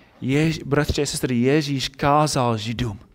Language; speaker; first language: Czech; non-native, fluent; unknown